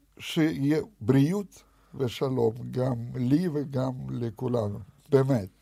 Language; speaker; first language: Hebrew; non-native, fluent; Russian